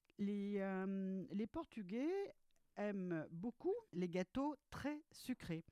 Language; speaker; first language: French; early bilingual, other home language; Portuguese